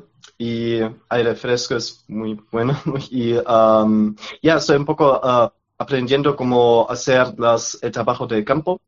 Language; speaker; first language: Spanish; non-native, learner; German